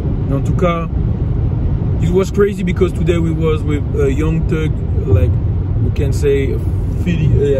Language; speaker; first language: English; non-native, fluent; French